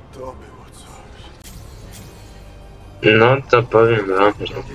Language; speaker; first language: Polish; native; Polish